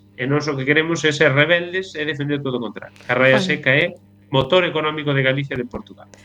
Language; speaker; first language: Galician; native; Galician